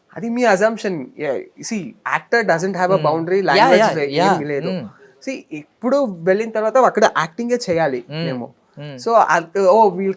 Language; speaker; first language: Telugu; non-native, learner; Kannada